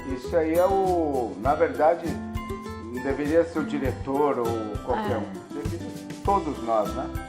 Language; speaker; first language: Portuguese; native; Portuguese